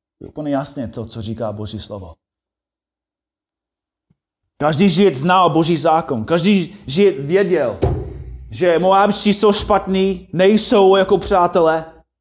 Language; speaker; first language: Czech; non-native, fluent; English